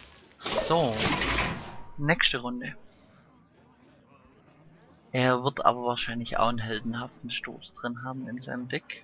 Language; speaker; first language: German; native; German